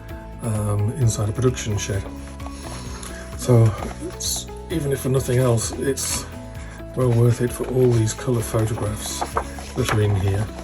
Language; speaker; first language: English; native; English